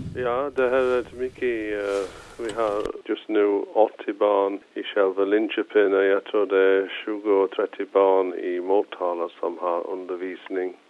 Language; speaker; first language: Swedish; non-native, fluent; English